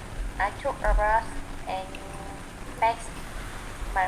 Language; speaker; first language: English; non-native, learner; Vietnamese